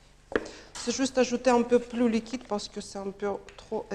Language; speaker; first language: French; non-native, learner; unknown